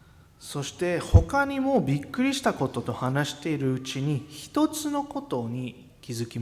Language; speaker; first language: Japanese; non-native, fluent; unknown